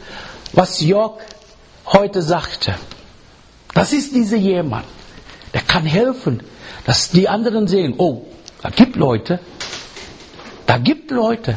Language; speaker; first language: German; non-native, fluent; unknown